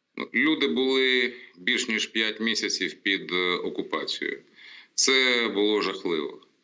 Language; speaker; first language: Ukrainian; non-native, local second language; Russian